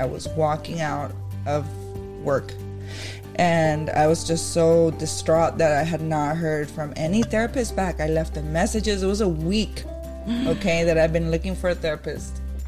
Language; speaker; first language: English; early bilingual, other home language; Spanish